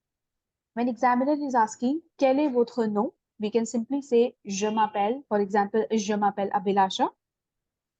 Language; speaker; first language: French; non-native, fluent; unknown